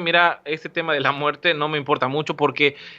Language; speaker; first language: Spanish; native; Spanish